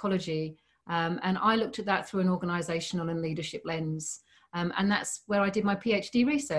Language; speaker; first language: English; native; English